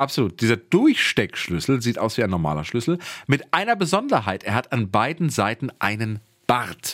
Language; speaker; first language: German; native; German